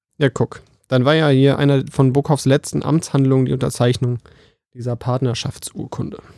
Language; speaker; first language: German; early bilingual, other home language; Polish